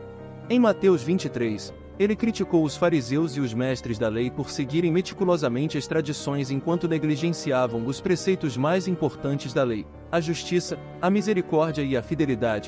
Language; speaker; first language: Portuguese; native; Portuguese